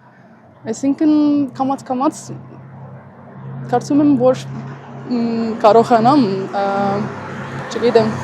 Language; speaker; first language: Armenian; non-native, learner; Italian